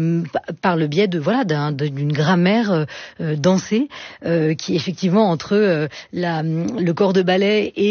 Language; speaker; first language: French; native; French